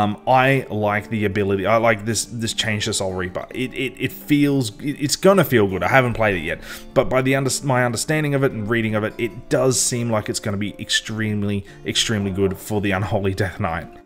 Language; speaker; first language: English; native; English